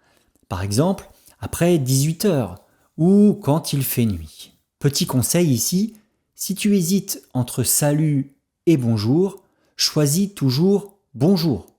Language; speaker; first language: French; native; French